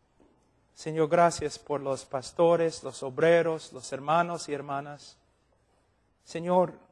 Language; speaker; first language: Spanish; non-native, fluent; English